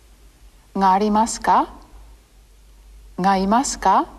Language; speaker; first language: Japanese; non-native, fluent; English